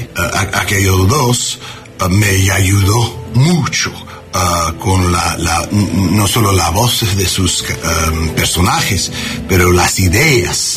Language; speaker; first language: Spanish; non-native, learner; English